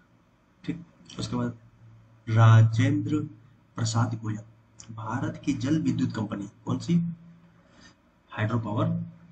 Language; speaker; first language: Hindi; native; Hindi